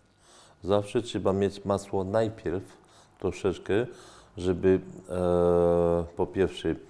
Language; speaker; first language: Polish; non-native, fluent; French